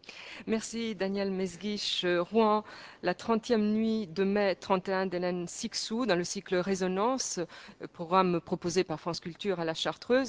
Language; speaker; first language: French; native; French